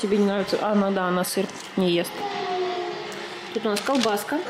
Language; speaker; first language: Russian; native; Russian